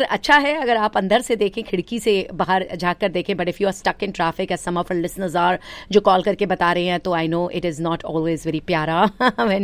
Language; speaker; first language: Hindi; native; Hindi